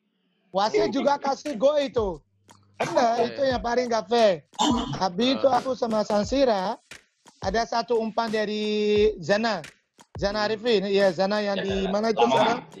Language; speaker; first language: Indonesian; non-native, fluent; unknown